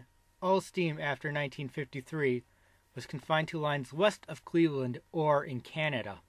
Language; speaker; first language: English; native; English